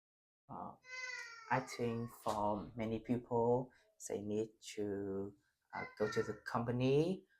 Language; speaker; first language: English; non-native, learner; Vietnamese